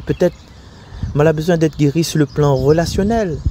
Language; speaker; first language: French; non-native, local second language; Réunion Creole French